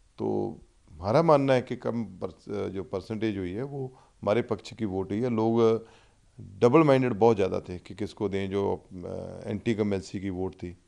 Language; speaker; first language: Hindi; non-native, local second language; Punjabi